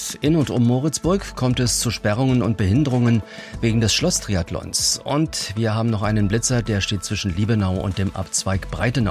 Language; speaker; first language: German; native; German